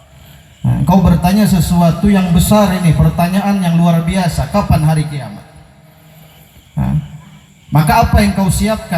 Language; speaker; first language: Indonesian; non-native, local second language; Banjar